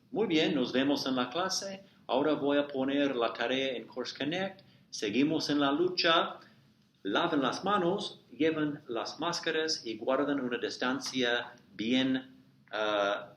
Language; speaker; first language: Spanish; non-native, fluent; English